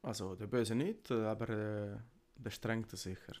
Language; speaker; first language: German; non-native, learner; Italian